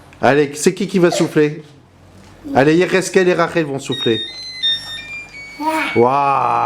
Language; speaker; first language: French; native; French